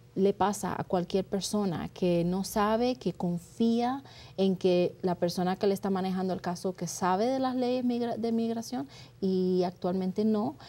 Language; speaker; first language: Spanish; early bilingual, heritage; Spanish